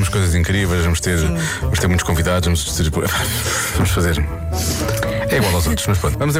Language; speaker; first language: Portuguese; native; Portuguese